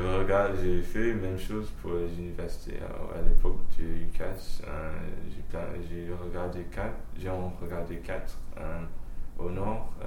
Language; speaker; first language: French; early bilingual, heritage; French